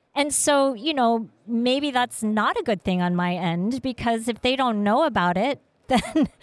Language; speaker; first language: English; early bilingual, other home language; Vietnamese